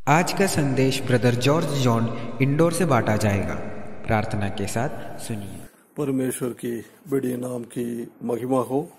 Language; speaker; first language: Hindi; non-native, local second language; Malayalam